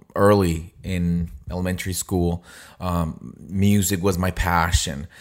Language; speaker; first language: English; non-native, fluent; Spanish